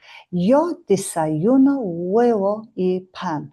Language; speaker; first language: Spanish; non-native, learner; Mongolian